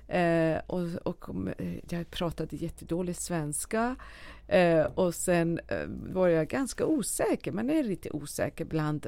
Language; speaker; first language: Swedish; non-native, fluent; Persian